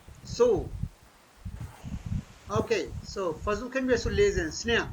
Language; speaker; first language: German; non-native, fluent; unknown